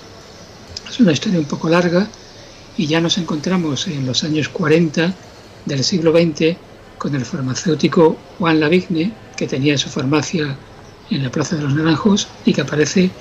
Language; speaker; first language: Spanish; native; Spanish